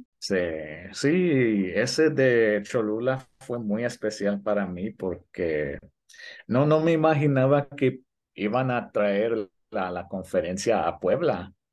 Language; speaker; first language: Spanish; early bilingual, heritage; Spanish